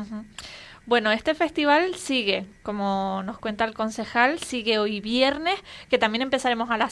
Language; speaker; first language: Spanish; native; Spanish